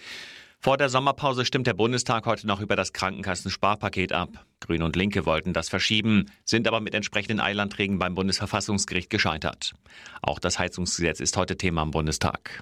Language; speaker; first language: German; native; German